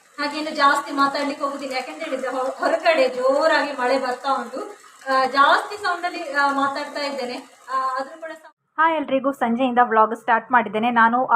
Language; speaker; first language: Kannada; non-native, local second language; Tulu